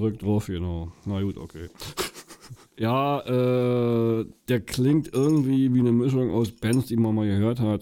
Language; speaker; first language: German; native; German